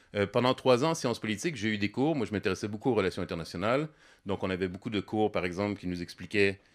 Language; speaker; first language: French; native; French